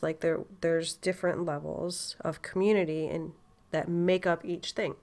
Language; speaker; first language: English; native; English